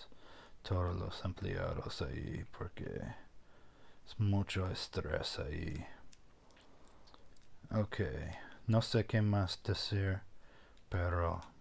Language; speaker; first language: Spanish; non-native, fluent; English